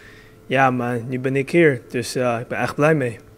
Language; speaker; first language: Dutch; early bilingual, other home language; Chinese